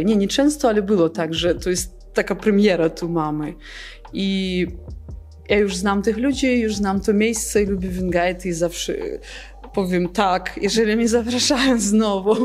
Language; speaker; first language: Polish; non-native, fluent; Belarusian